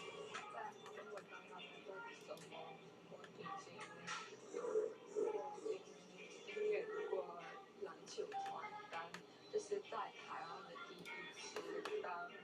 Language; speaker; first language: Chinese; non-native, learner; Korean